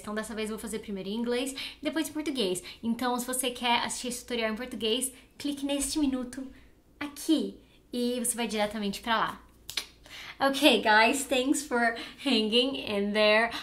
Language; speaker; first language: Portuguese; native; Portuguese